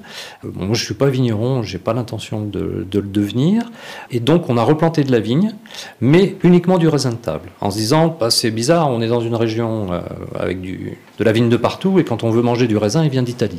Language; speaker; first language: French; native; French